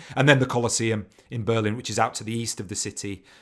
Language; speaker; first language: English; native; English